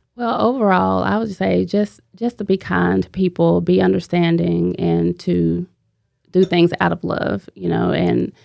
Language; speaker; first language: English; native; English